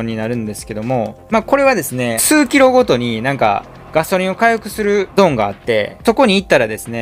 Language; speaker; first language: Japanese; native; Japanese